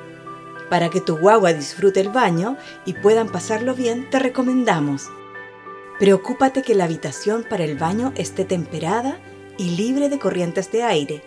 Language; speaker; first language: Spanish; native; Spanish